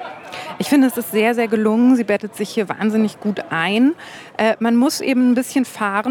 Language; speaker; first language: German; native; German